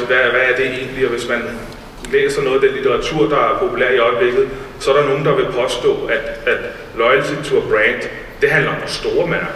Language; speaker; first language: Danish; native; Danish